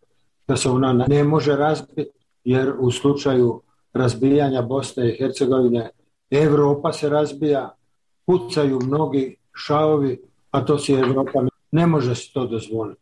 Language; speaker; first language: Serbian; native; Serbian